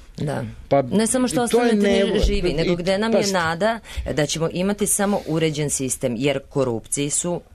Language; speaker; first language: Serbian; native; Serbian